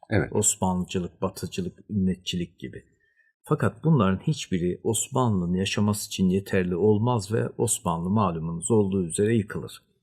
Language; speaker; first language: Turkish; native; Turkish